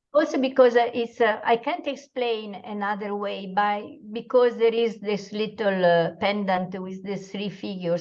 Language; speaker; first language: English; non-native, fluent; Italian